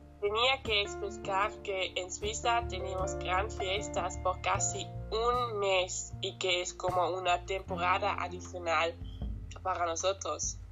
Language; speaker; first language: Spanish; non-native, learner; German